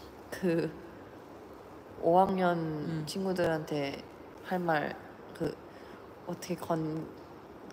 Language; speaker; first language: Korean; non-native, fluent; Thai